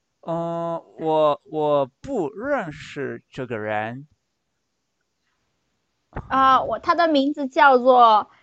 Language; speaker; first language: Chinese; non-native, learner; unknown